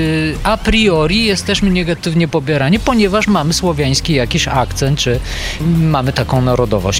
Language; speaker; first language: Polish; non-native, fluent; Bulgarian